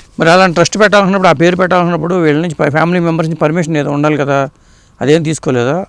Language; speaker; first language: Telugu; native; Telugu